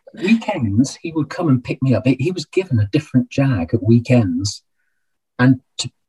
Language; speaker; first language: English; native; English